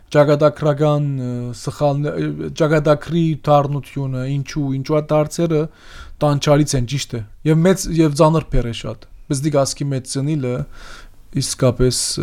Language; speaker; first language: Armenian; early bilingual, heritage; Armenian